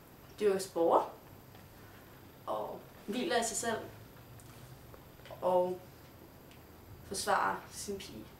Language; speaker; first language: Danish; native; Danish